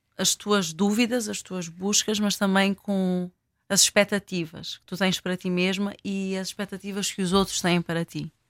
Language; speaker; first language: Portuguese; non-native, local second language; Kabuverdianu